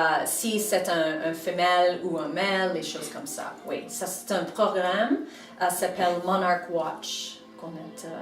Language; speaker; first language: French; non-native, local second language; English